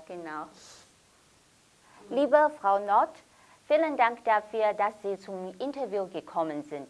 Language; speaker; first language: German; non-native, fluent; Chinese